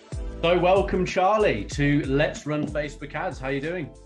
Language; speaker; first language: English; native; English